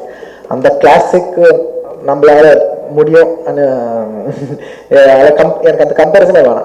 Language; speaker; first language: Tamil; non-native, local second language; Telugu